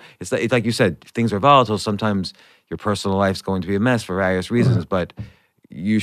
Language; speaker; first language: English; native; English